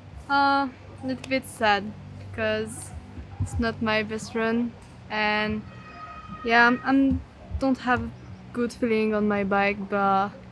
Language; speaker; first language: English; non-native, learner; French